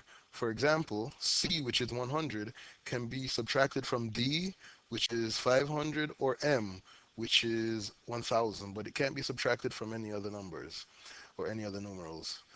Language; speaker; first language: English; native; English